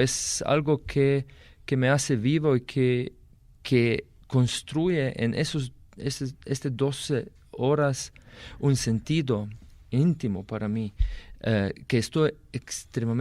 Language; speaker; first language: Spanish; non-native, fluent; Slovenian